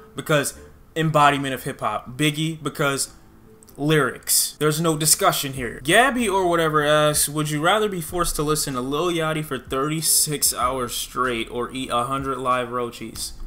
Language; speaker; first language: English; native; English